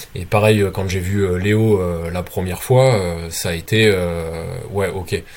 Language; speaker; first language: French; native; French